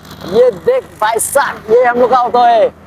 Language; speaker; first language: Hindi; non-native, local second language; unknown